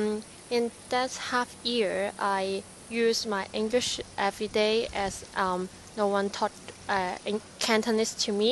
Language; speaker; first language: English; non-native, learner; Cantonese